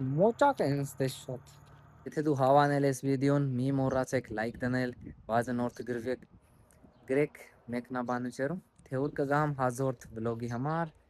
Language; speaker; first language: Armenian; non-native, learner; Hindi